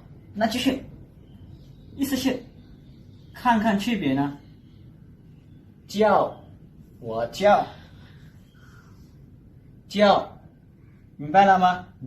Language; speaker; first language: Chinese; non-native, fluent; Urdu